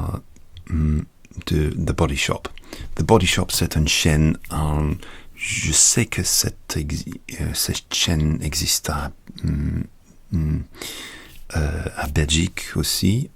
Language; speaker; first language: French; non-native, learner; English